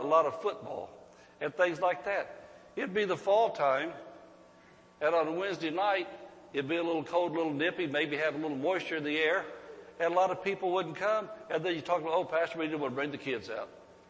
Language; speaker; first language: English; native; English